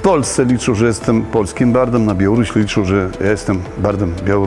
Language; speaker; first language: Polish; early bilingual, heritage; Polish